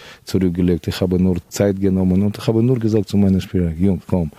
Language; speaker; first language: German; non-native, fluent; Russian